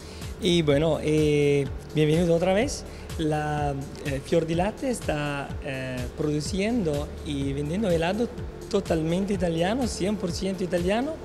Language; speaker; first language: Spanish; non-native, fluent; Italian